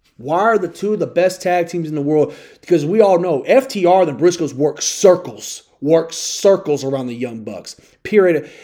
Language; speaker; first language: English; native; English